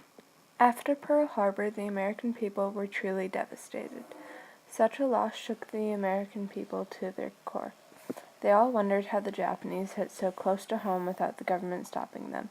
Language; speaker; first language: English; native; English